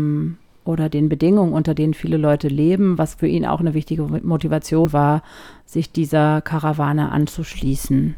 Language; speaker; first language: German; native; German